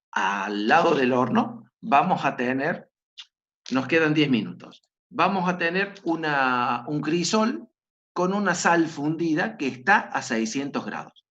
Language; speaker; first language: Spanish; native; Spanish